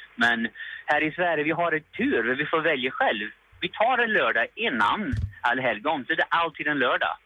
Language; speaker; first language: Swedish; non-native, fluent; English